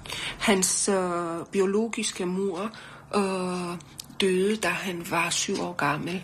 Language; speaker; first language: Danish; non-native, learner; Romanian